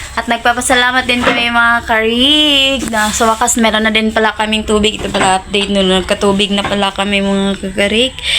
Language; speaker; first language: Filipino; non-native, local second language; Cebuano